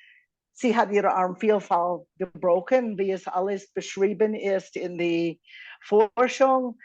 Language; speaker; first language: German; non-native, fluent; English